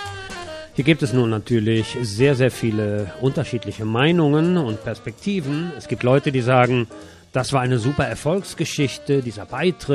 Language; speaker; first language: German; native; German